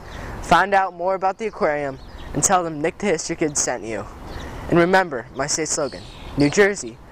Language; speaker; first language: English; native; English